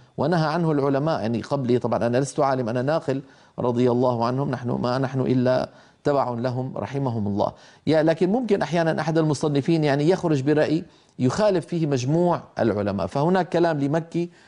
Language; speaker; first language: Arabic; native; Arabic